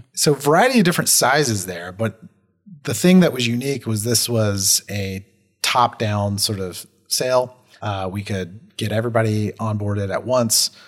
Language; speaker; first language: English; native; English